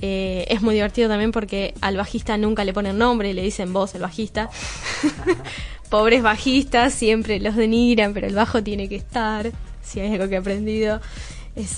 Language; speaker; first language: Spanish; native; Spanish